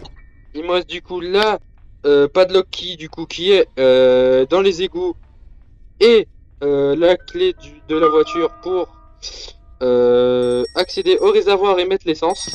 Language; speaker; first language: French; native; French